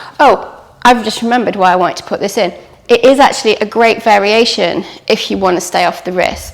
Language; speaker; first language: English; native; English